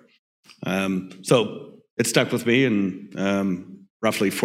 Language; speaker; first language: English; native; English